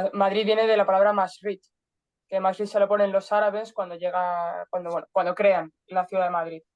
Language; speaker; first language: Spanish; native; Spanish